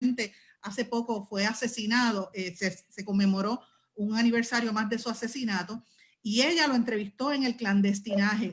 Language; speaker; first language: Spanish; native; Spanish